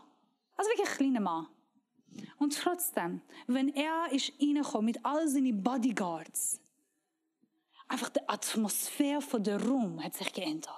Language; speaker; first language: German; non-native, learner; Persian